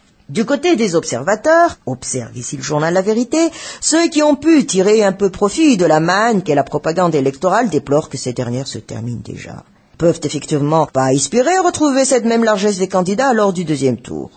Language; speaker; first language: French; non-native, local second language; Malagasy